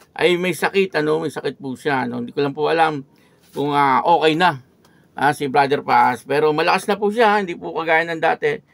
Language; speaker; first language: Filipino; native; Filipino